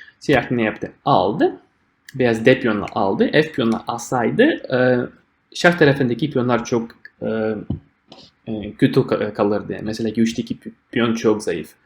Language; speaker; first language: Turkish; non-native, fluent; Russian